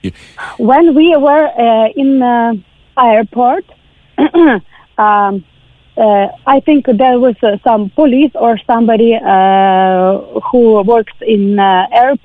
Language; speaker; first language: English; non-native, learner; Ukrainian